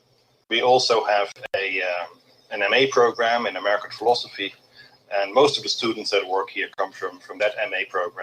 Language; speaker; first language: English; non-native, fluent; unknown